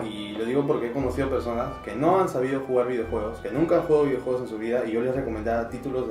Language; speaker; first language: Spanish; native; Spanish